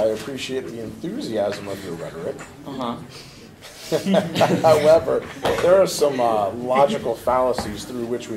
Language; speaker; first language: English; native; English